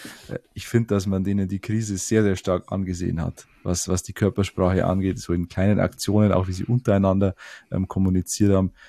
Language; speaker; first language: German; native; German